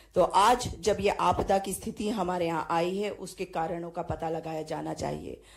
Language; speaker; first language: Hindi; native; Hindi